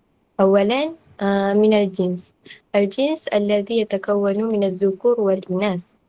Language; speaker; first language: Arabic; non-native, learner; Malay